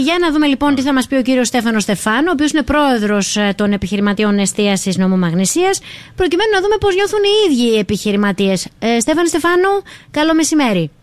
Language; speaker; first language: Greek; native; Greek